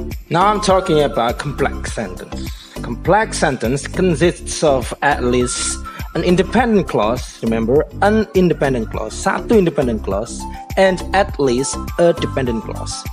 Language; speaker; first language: English; non-native, fluent; Indonesian